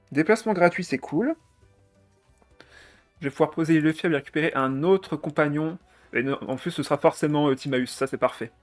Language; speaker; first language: French; native; French